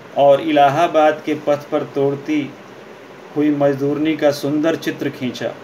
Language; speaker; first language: Hindi; native; Hindi